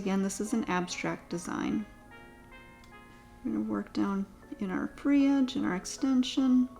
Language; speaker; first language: English; native; English